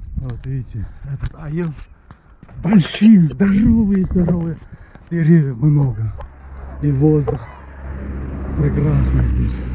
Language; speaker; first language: Russian; non-native, local second language; Uzbek